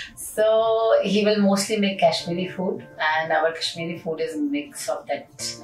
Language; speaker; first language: English; non-native, local second language; Hindi